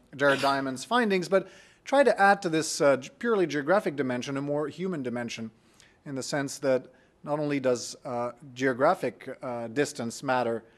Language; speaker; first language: English; non-native, fluent; French